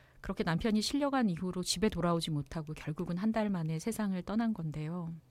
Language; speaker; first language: Korean; native; Korean